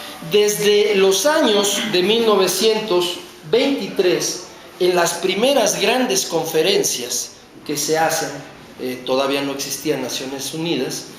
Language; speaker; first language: Spanish; native; Spanish